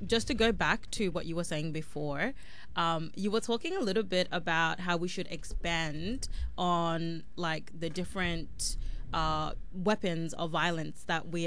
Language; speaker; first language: English; native; English